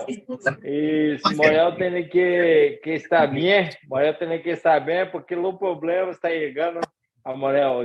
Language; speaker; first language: Spanish; non-native, learner; Portuguese